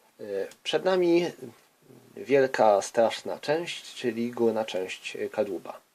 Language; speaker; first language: Polish; native; Polish